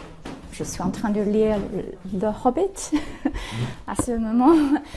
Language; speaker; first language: French; non-native, fluent; English